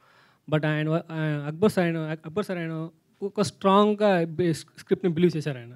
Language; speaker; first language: Telugu; non-native, local second language; Tamil